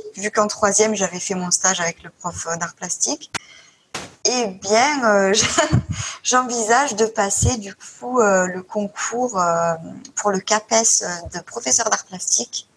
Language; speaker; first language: French; native; French